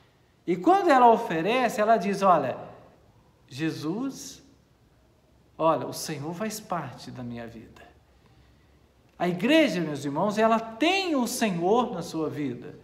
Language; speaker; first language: Portuguese; native; Portuguese